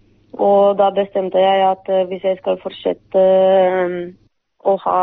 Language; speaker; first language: Norwegian; non-native, fluent; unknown